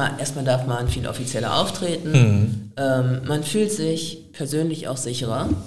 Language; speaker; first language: German; native; German